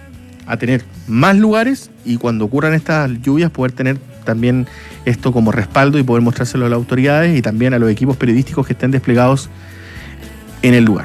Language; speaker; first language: Spanish; native; Spanish